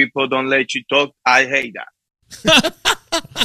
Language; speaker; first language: English; non-native, fluent; Spanish